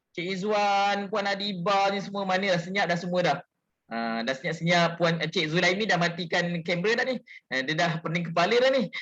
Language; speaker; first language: Malay; native; Malay